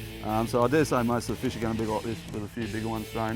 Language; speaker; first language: English; native; English